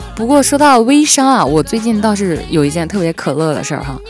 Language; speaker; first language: Chinese; native; Chinese